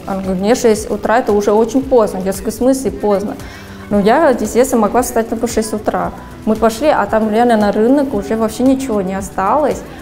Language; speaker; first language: Russian; non-native, fluent; Vietnamese